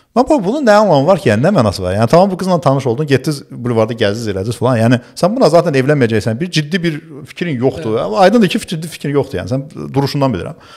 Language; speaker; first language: Azerbaijani; early bilingual, other home language; Turkish